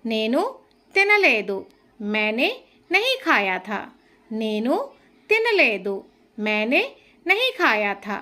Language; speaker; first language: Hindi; non-native, local second language; Telugu